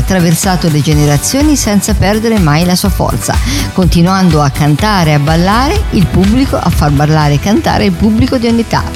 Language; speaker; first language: Italian; native; Italian